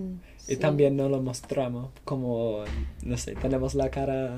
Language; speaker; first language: Spanish; non-native, learner; English